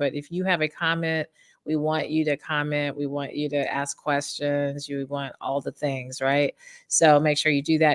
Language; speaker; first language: English; native; English